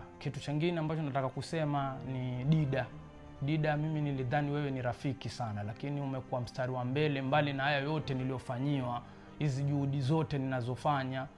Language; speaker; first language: Swahili; native; Swahili